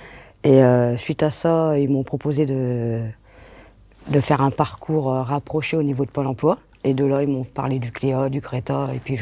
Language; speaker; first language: French; native; French